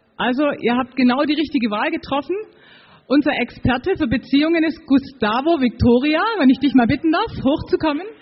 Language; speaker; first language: German; native; German